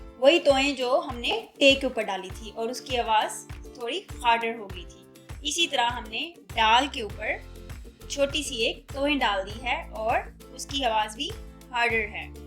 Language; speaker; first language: Urdu; native; Urdu